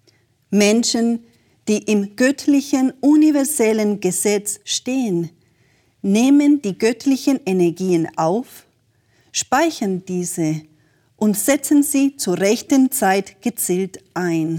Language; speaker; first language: German; native; German